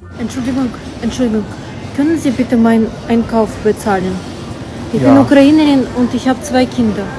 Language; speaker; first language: German; non-native, learner; Ukrainian